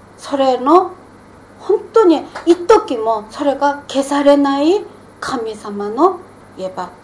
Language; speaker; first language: Japanese; non-native, fluent; Korean